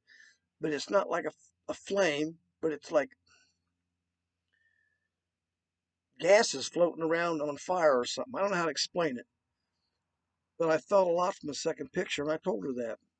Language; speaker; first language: English; native; English